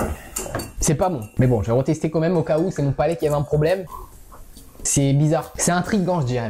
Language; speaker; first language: French; native; French